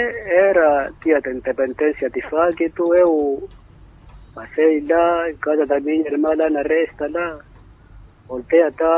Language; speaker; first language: Portuguese; non-native, local second language; Makhuwa